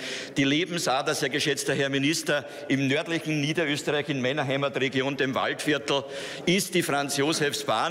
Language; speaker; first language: German; native; German